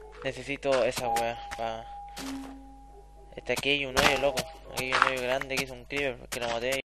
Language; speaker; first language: Spanish; native; Spanish